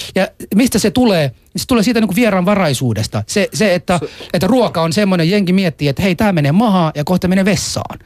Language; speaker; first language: Finnish; non-native, fluent; Arabic